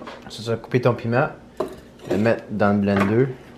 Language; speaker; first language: French; native; French